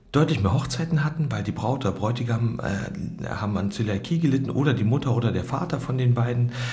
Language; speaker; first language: German; native; German